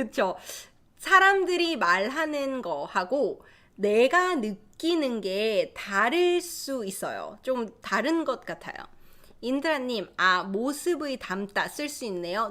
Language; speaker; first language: Korean; native; Korean